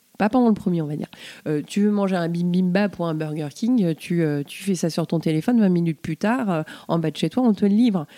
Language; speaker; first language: French; native; French